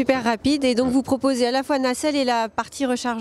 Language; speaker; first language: French; native; French